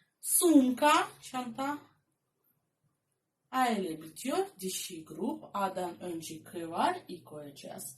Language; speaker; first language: Turkish; non-native, fluent; Russian